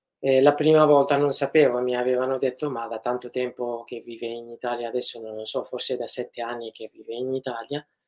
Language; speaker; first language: Italian; non-native, fluent; Kurdish